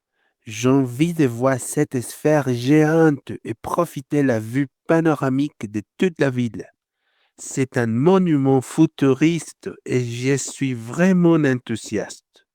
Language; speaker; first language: French; non-native, learner; Spanish